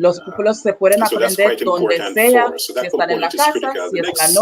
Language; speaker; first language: Spanish; non-native, learner; English